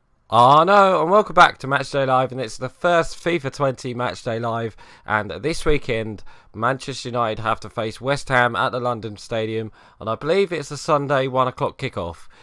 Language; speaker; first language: English; native; English